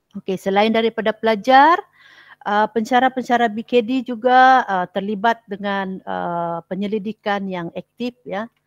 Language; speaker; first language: Malay; non-native, local second language; Central Dusun